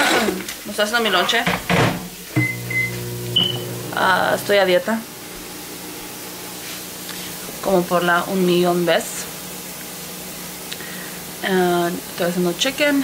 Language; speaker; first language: Spanish; early bilingual, heritage; Spanish